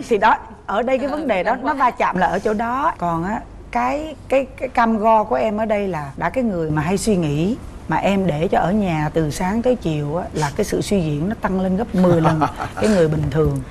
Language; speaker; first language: Vietnamese; native; Vietnamese